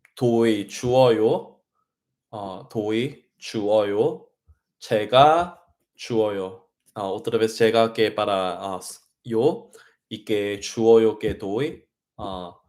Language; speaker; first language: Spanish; non-native, learner; Korean